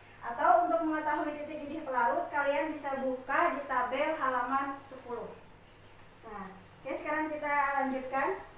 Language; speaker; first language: Indonesian; native; Indonesian